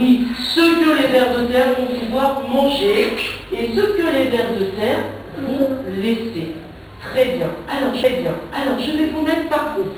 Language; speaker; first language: French; native; French